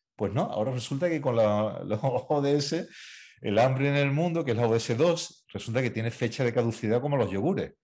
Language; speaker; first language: Spanish; native; Spanish